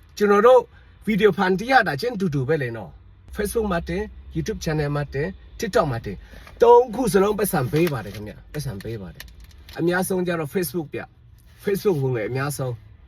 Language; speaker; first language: Burmese; non-native, local second language; Shan